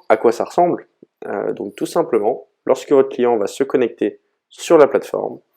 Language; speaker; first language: French; native; French